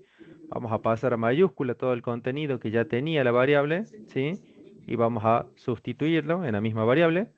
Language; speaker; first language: Spanish; native; Spanish